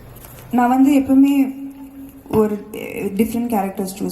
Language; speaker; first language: Tamil; early bilingual, heritage; Tamil